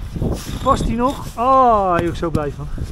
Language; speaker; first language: Dutch; native; Dutch